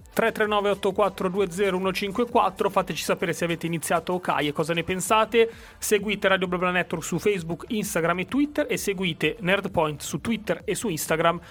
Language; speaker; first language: Italian; native; Italian